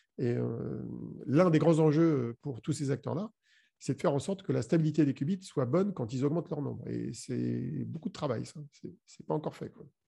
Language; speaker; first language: French; native; French